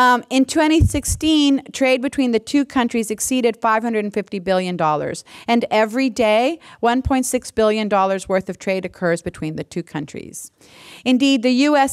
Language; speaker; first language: English; native; English